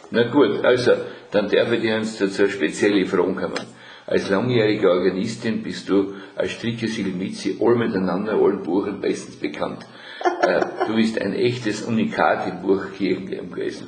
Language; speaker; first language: German; native; German